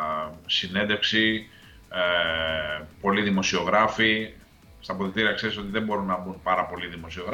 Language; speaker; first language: Greek; native; Greek